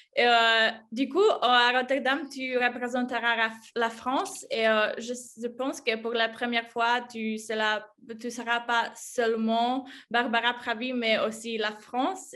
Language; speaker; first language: French; non-native, fluent; Polish